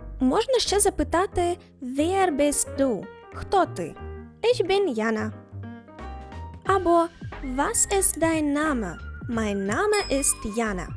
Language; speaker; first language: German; non-native, fluent; Ukrainian